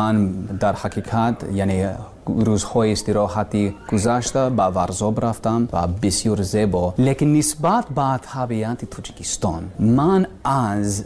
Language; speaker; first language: Persian; non-native, learner; English